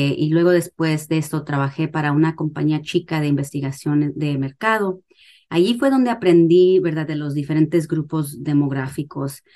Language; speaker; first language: Spanish; early bilingual, heritage; Spanish